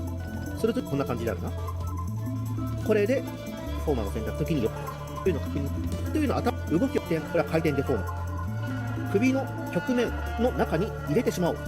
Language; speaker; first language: Japanese; native; Japanese